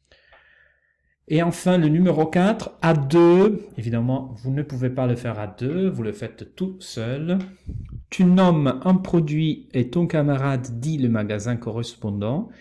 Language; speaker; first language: French; non-native, fluent; Italian